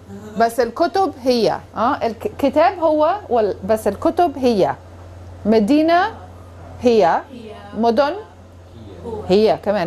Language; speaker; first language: Arabic; non-native, fluent; English